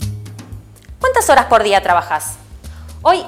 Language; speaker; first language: Spanish; native; Spanish